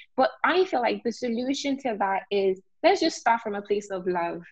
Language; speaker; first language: English; non-native, local second language; Yoruba